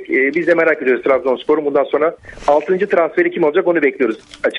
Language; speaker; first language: Turkish; native; Turkish